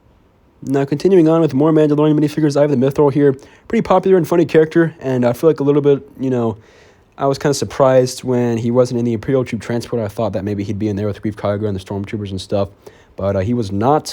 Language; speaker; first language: English; native; English